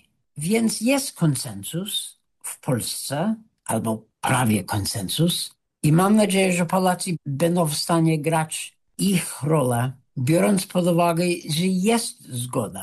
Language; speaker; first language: Polish; non-native, fluent; English